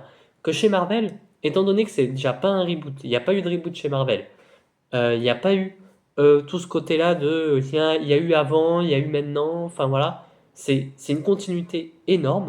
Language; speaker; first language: French; native; French